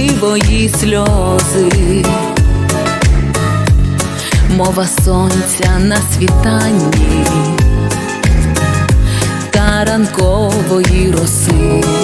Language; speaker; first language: Ukrainian; native; Ukrainian